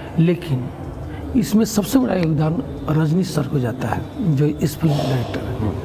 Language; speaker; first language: Hindi; non-native, local second language; Bhojpuri